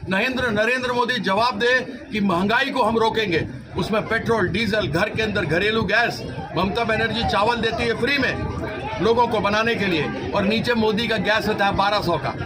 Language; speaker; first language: Hindi; native; Hindi